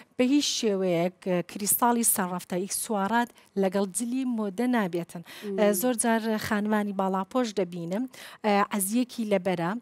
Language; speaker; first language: Central Kurdish; non-native, local second language; Kurdish